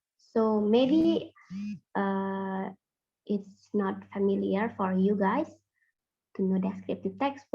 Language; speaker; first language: English; non-native, fluent; Indonesian